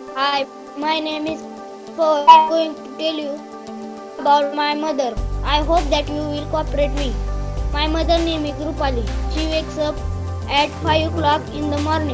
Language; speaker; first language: English; non-native, learner; Marathi